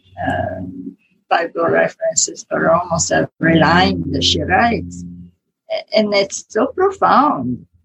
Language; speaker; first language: English; non-native, fluent; Italian